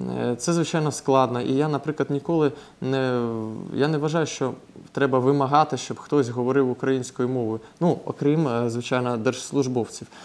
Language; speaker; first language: Ukrainian; non-native, local second language; Russian